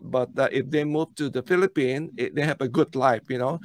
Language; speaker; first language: English; non-native, local second language; Filipino